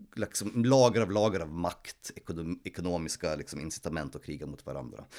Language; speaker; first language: Swedish; early bilingual, other home language; Polish